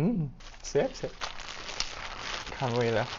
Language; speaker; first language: Thai; non-native, learner; Cantonese